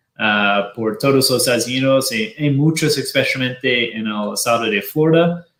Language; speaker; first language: Spanish; non-native, fluent; Portuguese